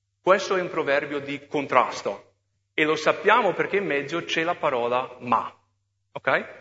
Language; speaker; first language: Italian; non-native, fluent; English